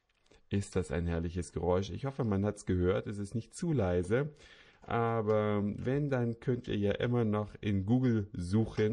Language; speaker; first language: German; native; German